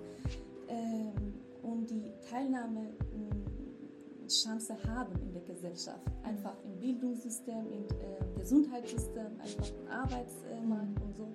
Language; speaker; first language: German; non-native, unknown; Kurdish